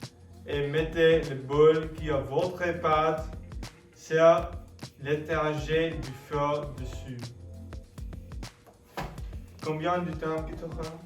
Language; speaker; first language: French; non-native, learner; English